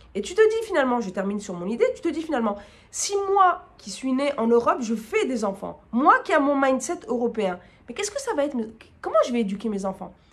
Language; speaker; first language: French; native; French